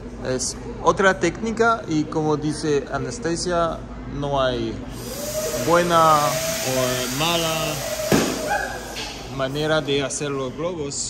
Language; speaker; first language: Spanish; non-native, learner; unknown